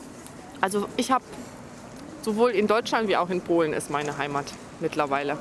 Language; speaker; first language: German; early bilingual, other home language; Polish